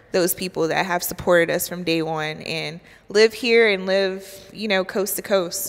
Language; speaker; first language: English; native; English